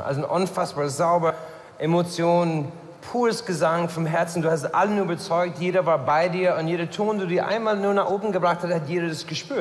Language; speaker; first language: German; non-native, fluent; English